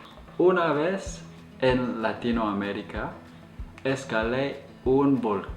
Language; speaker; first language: Spanish; non-native, fluent; English